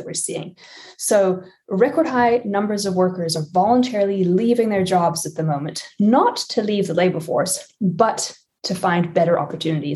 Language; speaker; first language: English; native; English